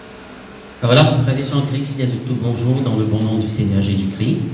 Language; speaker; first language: French; non-native, local second language; Morisyen